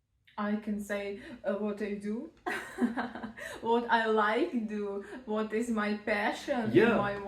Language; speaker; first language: English; non-native, learner; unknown